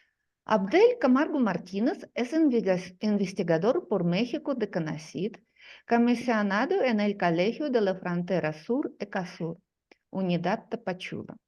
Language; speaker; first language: Spanish; non-native, fluent; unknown